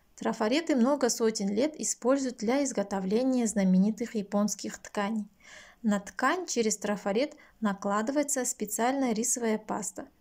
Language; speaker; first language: Russian; non-native, local second language; Kazakh